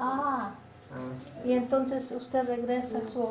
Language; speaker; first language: Spanish; non-native, fluent; English